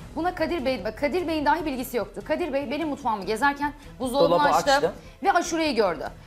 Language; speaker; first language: Turkish; native; Turkish